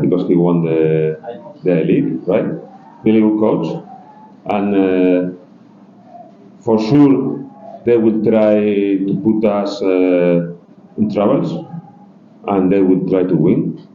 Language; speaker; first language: English; non-native, learner; Spanish